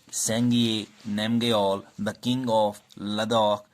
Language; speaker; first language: English; non-native, local second language; Urdu